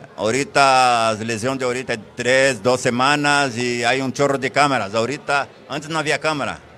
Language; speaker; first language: Spanish; non-native, fluent; Portuguese